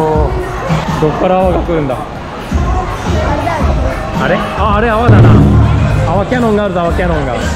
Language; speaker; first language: Japanese; native; Japanese